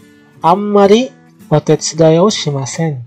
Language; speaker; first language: Japanese; non-native, fluent; Indonesian